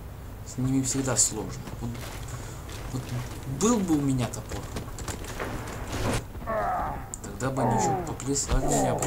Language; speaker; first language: Russian; native; Russian